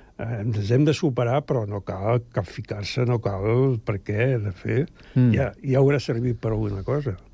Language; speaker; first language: Catalan; native; Catalan